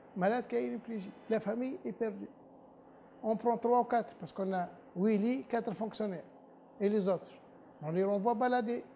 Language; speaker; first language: French; non-native, local second language; Arabic